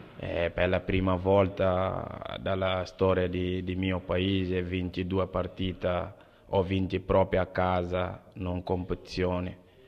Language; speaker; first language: Italian; non-native, learner; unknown